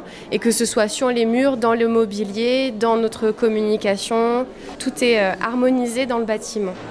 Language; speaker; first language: French; native; French